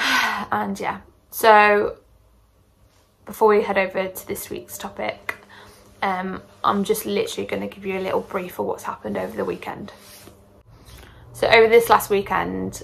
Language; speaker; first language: English; native; English